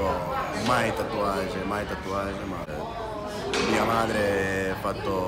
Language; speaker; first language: Italian; non-native, learner; Dutch